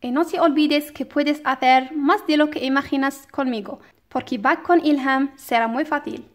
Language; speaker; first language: Spanish; non-native, fluent; Arabic